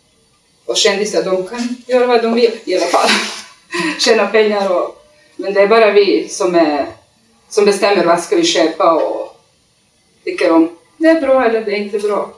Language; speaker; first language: Swedish; non-native, learner; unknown